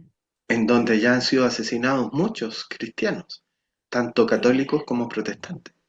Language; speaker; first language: Spanish; native; Spanish